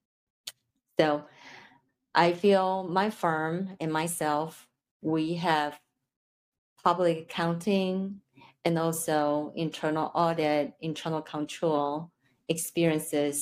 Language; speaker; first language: English; non-native, fluent; Chinese